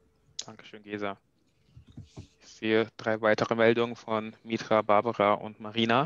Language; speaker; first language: German; native; German